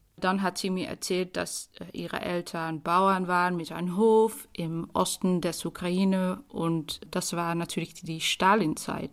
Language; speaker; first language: German; non-native, fluent; Dutch